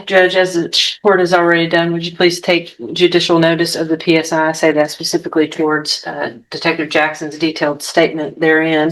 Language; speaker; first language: English; native; English